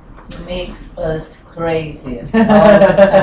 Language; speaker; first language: English; non-native, learner; Portuguese